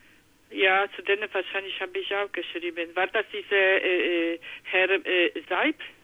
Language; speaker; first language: German; non-native, learner; Polish